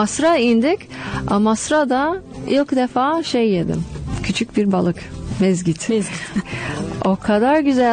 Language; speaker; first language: Turkish; non-native, fluent; English